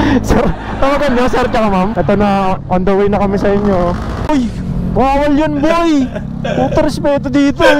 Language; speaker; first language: Filipino; native; Filipino